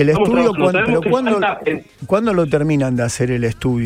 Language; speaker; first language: Spanish; native; Spanish